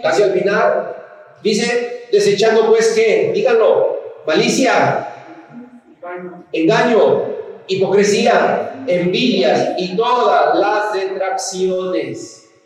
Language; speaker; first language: Spanish; native; Spanish